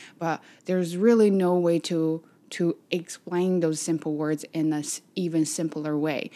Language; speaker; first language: English; non-native, fluent; Chinese